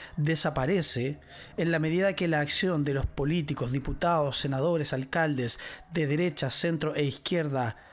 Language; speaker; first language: Spanish; native; Spanish